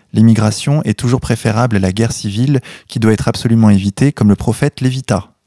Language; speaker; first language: French; native; French